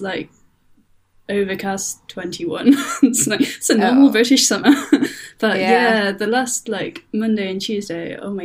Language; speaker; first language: English; native; English